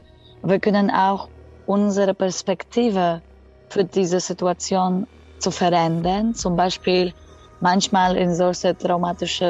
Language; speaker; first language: German; non-native, fluent; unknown